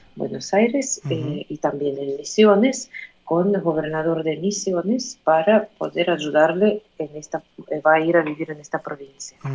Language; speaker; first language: Spanish; non-native, fluent; Ukrainian